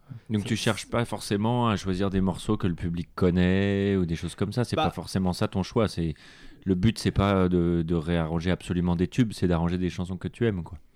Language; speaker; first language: French; native; French